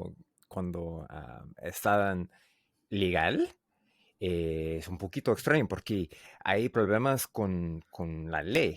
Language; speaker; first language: Spanish; non-native, learner; English